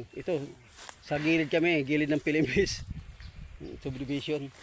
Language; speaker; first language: Filipino; non-native, local second language; Waray